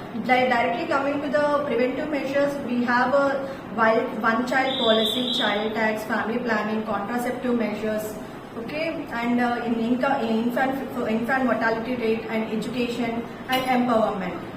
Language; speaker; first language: English; non-native, local second language; Telugu